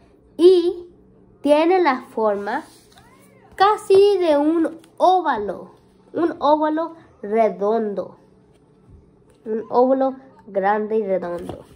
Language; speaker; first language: Spanish; early bilingual, heritage; Spanish